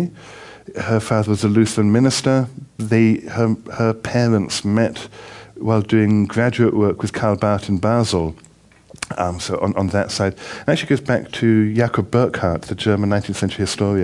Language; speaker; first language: English; native; English